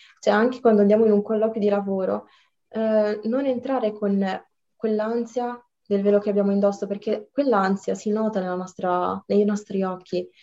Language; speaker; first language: Italian; early bilingual, other home language; Arabic